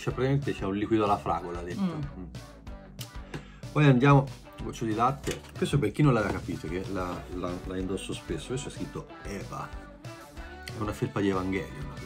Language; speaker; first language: Italian; native; Italian